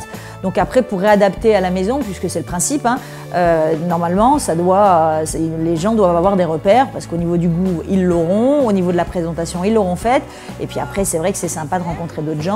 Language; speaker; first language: French; native; French